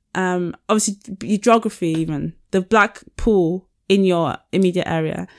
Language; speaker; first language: English; early bilingual, other home language; Yoruba